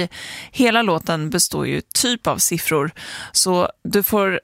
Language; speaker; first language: Swedish; native; Swedish